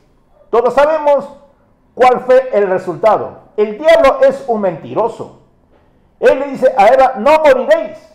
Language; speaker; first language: Spanish; native; Spanish